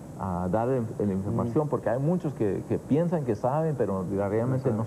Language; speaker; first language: Spanish; early bilingual, other home language; English